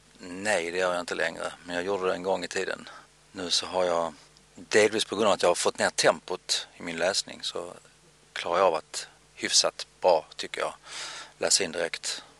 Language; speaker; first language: Swedish; native; Swedish